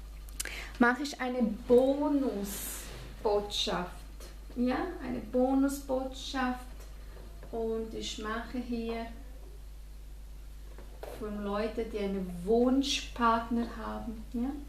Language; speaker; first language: German; non-native, fluent; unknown